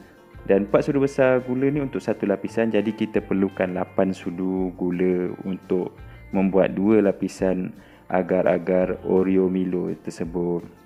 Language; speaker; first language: Malay; native; Malay